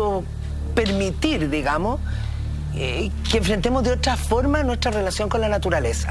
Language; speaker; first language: Spanish; native; Spanish